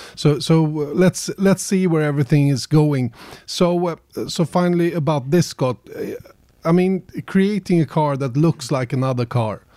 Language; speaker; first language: English; non-native, fluent; Swedish